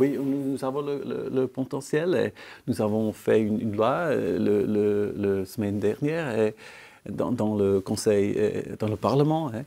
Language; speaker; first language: French; non-native, local second language; German